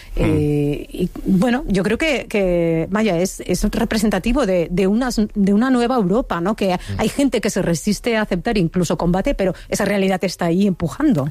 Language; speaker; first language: Spanish; native; Spanish